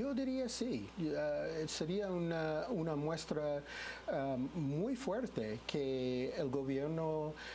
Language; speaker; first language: Spanish; non-native, fluent; English